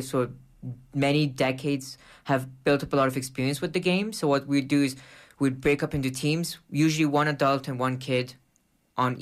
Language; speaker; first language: English; non-native, local second language; Urdu